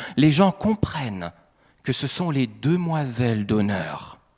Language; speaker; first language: French; native; French